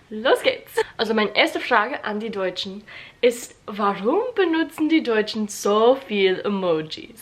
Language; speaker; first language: German; non-native, learner; English